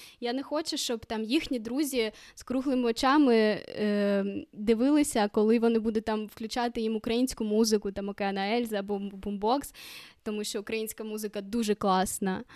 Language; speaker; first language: Ukrainian; non-native, local second language; Russian